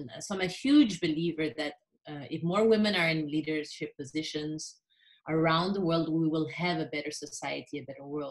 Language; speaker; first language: English; non-native, local second language; French